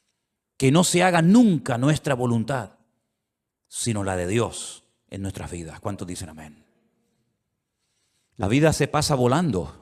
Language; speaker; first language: Spanish; native; Spanish